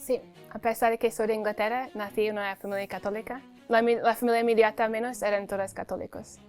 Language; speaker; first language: Spanish; non-native, fluent; English